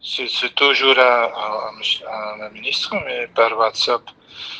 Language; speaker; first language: French; non-native, local second language; Dutch